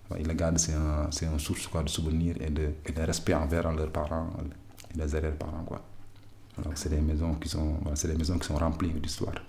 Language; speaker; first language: French; non-native, local second language; Wolof